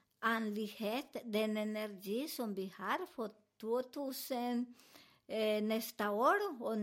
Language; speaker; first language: Swedish; non-native, fluent; Spanish